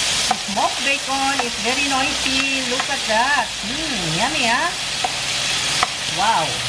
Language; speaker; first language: English; non-native, local second language; Filipino